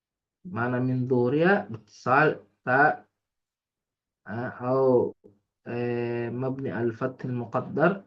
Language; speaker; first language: Arabic; non-native, fluent; Indonesian